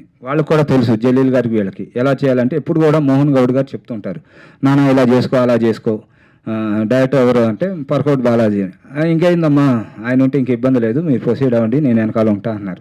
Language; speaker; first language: Telugu; native; Telugu